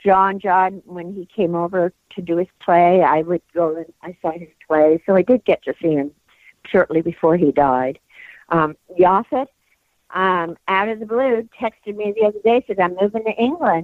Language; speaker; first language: English; native; English